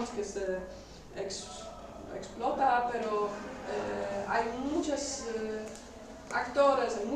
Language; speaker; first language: Spanish; non-native, learner; Polish